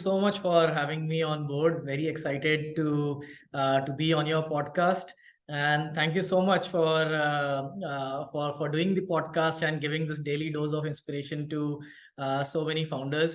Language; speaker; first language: English; non-native, local second language; Hindi